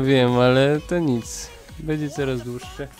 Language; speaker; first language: Polish; native; Polish